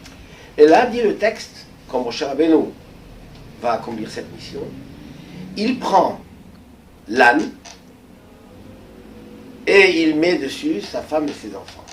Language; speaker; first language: French; native; French